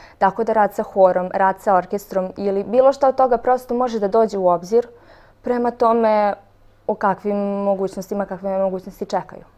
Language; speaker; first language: Serbian; native; Serbian